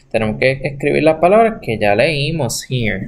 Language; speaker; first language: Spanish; native; Spanish